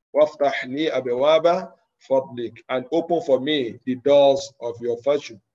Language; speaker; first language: English; non-native, local second language; Yoruba